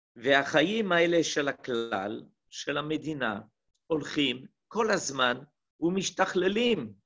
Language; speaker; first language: Hebrew; non-native, fluent; French